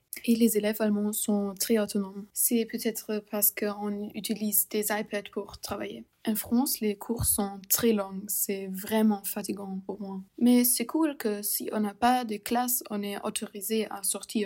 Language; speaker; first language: French; non-native, learner; German